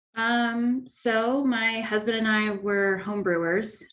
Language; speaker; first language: English; native; English